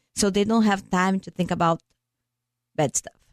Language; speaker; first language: English; non-native, fluent; Portuguese